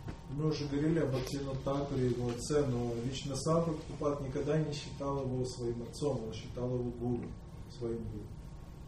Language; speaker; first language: Russian; native; Russian